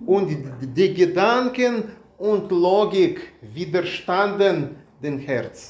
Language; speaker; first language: German; non-native, learner; Russian